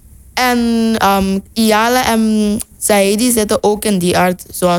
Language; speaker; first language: Dutch; non-native, local second language; Papiamento